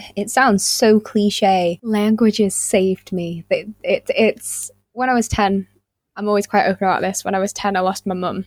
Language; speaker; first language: English; native; English